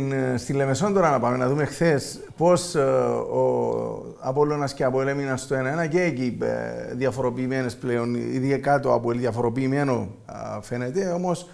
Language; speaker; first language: Greek; native; Greek